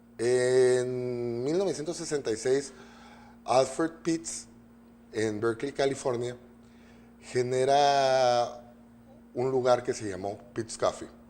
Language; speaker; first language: Spanish; native; Spanish